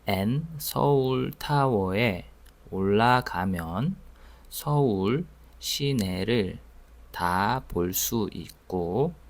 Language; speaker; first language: Korean; non-native, fluent; Russian